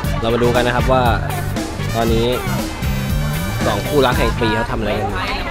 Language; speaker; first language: Thai; native; Thai